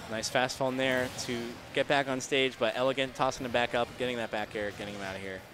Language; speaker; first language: English; native; English